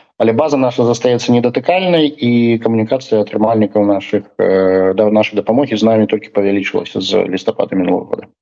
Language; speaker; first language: Belarusian; non-native, local second language; Russian